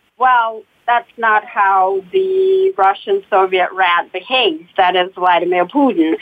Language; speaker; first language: English; non-native, fluent; Russian